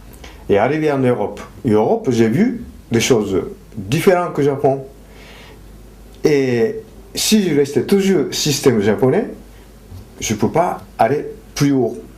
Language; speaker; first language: French; non-native, fluent; Japanese